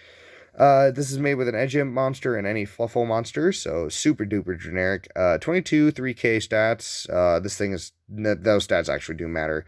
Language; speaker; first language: English; native; English